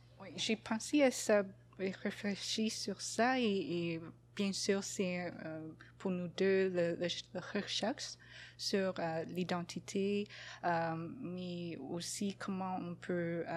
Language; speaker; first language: French; non-native, local second language; English